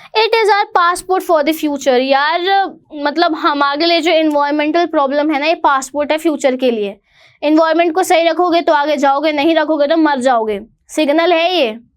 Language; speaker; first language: Hindi; native; Hindi